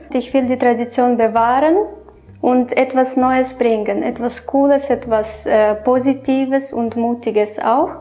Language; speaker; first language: German; non-native, fluent; Romanian